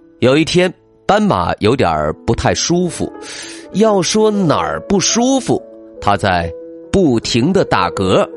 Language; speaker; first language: Chinese; native; Chinese